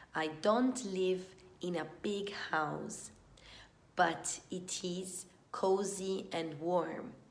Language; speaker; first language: English; non-native, fluent; Italian